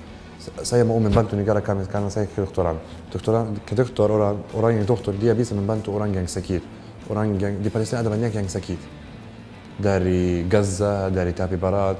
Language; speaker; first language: Indonesian; non-native, learner; Arabic